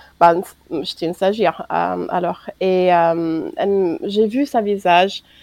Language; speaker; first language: French; non-native, fluent; English